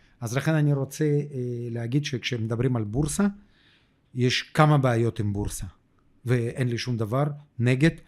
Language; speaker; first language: Hebrew; non-native, fluent; Russian